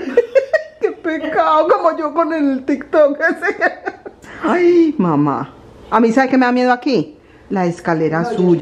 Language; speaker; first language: Spanish; native; Spanish